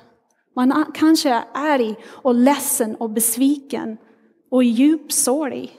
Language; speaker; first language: Swedish; non-native, fluent; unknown